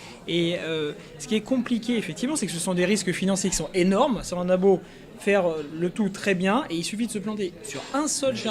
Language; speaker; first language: French; native; French